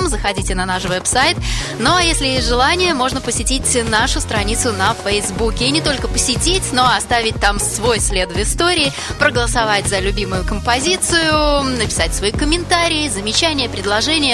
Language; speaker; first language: Russian; native; Russian